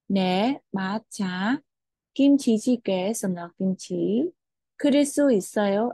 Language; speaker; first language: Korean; non-native, fluent; Khmer